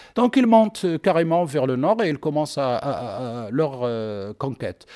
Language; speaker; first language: French; non-native, local second language; Arabic